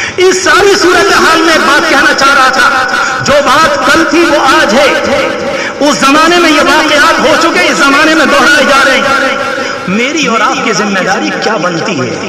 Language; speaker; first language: Urdu; native; Urdu